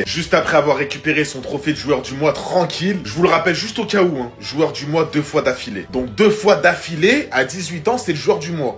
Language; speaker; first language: French; native; French